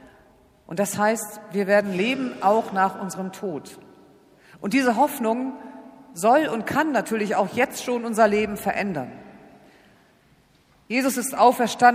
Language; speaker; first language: German; native; German